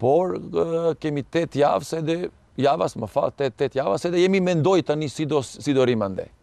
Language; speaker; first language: Albanian; non-native, learner; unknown